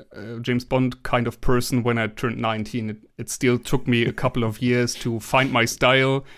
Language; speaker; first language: English; non-native, fluent; German